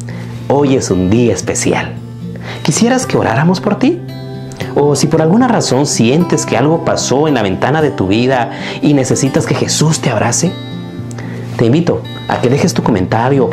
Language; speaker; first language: Spanish; native; Spanish